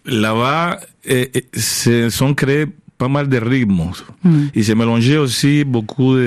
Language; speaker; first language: French; non-native, fluent; Spanish